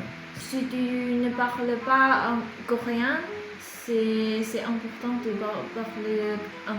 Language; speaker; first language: French; non-native, fluent; Korean